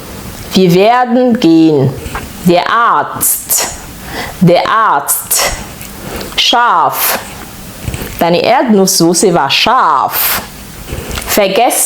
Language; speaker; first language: German; non-native, fluent; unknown